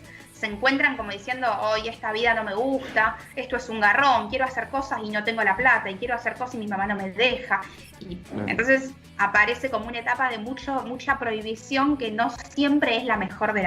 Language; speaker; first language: Spanish; native; Spanish